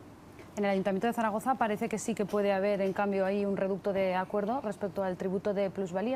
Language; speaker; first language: Spanish; native; Spanish